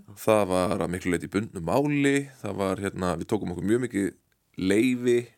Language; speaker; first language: Icelandic; native; Icelandic